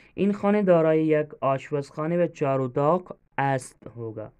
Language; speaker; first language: Persian; non-native, fluent; Urdu